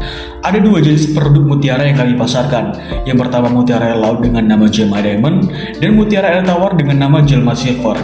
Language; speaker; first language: Indonesian; native; Indonesian